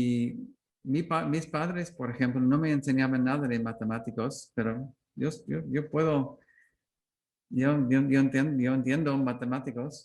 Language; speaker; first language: Spanish; non-native, learner; English